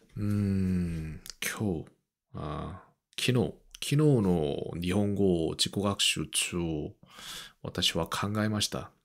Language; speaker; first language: Japanese; non-native, learner; Korean